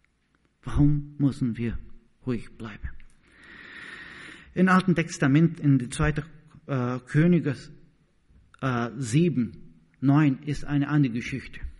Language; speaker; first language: German; non-native, learner; Portuguese